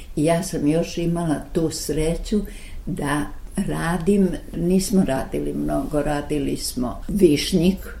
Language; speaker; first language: Serbian; native; Serbian